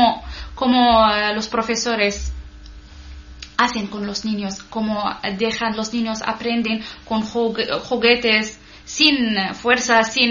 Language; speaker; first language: Spanish; non-native, learner; Arabic